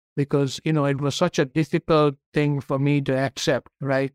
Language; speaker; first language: English; non-native, local second language; Tamil